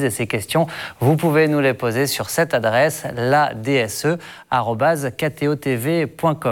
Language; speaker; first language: French; native; French